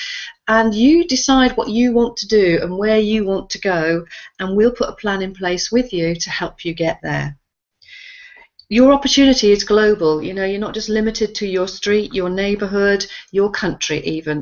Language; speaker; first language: English; native; English